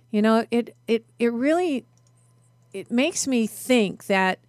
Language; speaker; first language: English; native; English